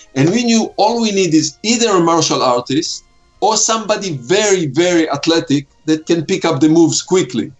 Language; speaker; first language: English; non-native, fluent; Hebrew